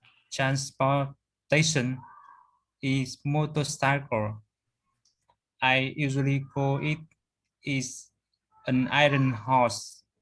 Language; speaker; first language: English; non-native, learner; Vietnamese